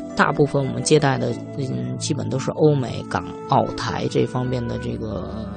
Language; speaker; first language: Chinese; native; Chinese